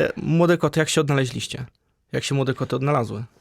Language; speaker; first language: Polish; native; Polish